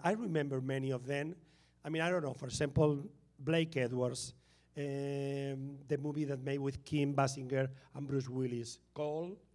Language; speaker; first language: English; non-native, fluent; Spanish